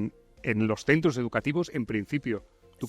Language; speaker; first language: Spanish; native; Spanish